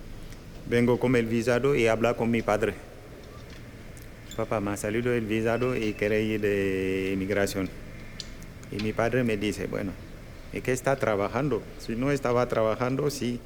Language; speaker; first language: Spanish; non-native, local second language; Wolof